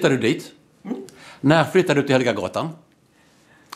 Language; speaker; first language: Swedish; native; Swedish